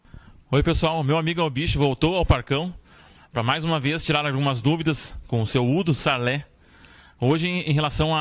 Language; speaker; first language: Portuguese; native; Portuguese